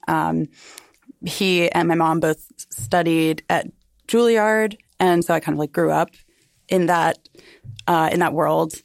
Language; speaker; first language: English; native; English